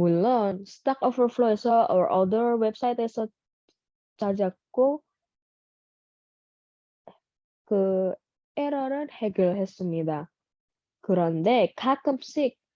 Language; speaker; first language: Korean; non-native, learner; Indonesian